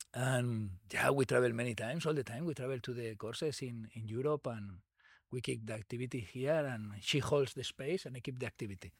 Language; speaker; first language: English; non-native, learner; Spanish